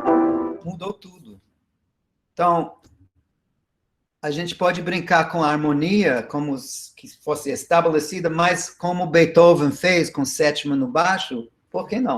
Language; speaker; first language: Portuguese; non-native, fluent; English